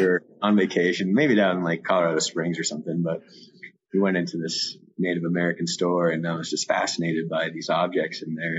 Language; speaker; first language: English; native; English